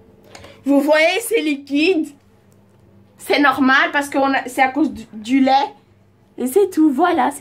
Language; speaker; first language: French; non-native, fluent; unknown